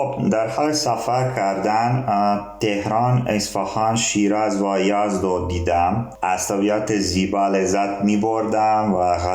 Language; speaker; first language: Persian; non-native, learner; Serbian